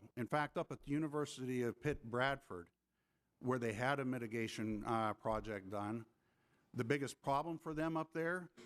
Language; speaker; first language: English; native; English